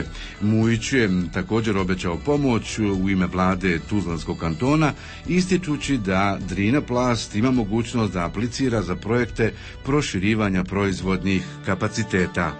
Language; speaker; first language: Croatian; native; Croatian